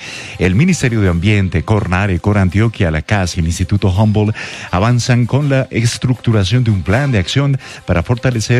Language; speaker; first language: Spanish; native; Spanish